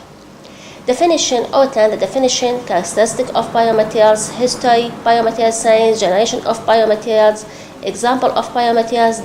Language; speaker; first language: English; non-native, local second language; Arabic